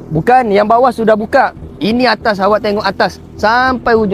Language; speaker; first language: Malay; non-native, local second language; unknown